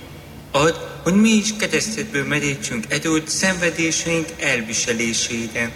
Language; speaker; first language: Hungarian; native; Hungarian